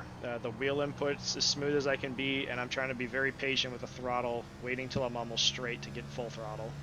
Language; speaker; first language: English; native; English